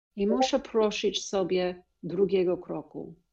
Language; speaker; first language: Polish; non-native, learner; English